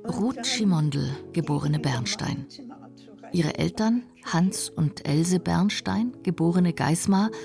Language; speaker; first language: German; native; German